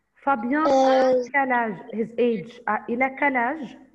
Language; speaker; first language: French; non-native, fluent; Arabic